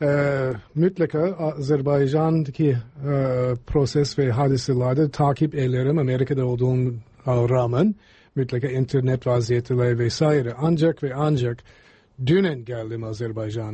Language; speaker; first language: Turkish; non-native, fluent; English